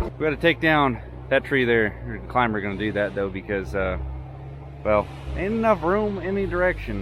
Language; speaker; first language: English; native; English